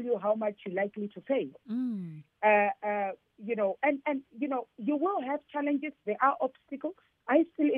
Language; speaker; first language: English; non-native, local second language; Tsonga